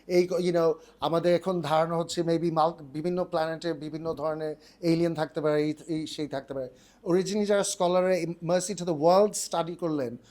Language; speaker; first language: Bangla; early bilingual, heritage; Bangla